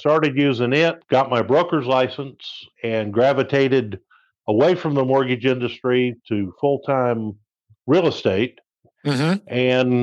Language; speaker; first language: English; native; English